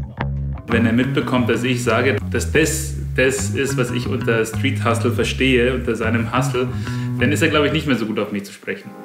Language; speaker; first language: German; native; German